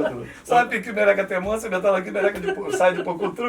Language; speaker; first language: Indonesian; non-native, fluent; Portuguese